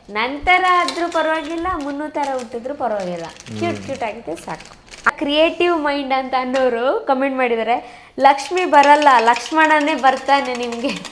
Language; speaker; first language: Kannada; non-native, local second language; Tulu